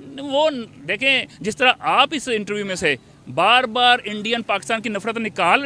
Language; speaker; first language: Hindi; native; Hindi